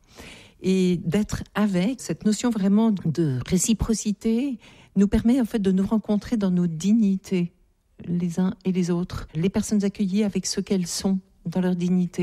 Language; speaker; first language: French; native; French